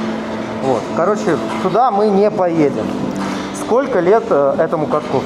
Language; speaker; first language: Russian; native; Russian